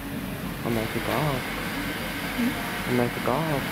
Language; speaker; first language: Vietnamese; non-native, fluent; Japanese